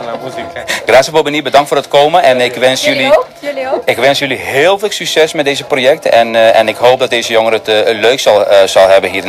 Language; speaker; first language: Dutch; non-native, fluent; Spanish